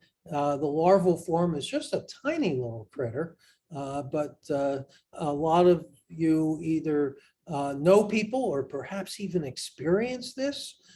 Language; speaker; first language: English; native; English